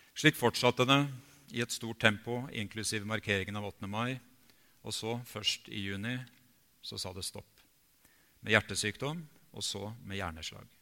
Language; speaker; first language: Norwegian; native; Norwegian